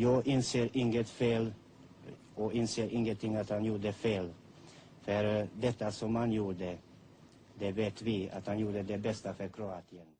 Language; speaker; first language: Swedish; non-native, fluent; Croatian